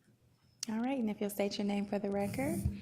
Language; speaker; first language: English; native; English